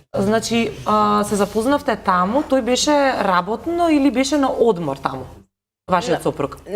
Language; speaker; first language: Macedonian; native; Macedonian